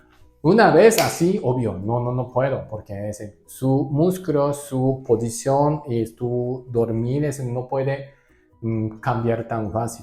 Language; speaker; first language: Spanish; non-native, learner; Japanese